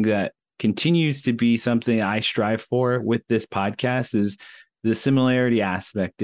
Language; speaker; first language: English; native; English